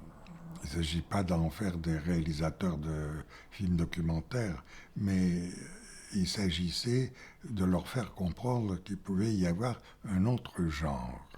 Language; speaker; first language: French; non-native, fluent; Bulgarian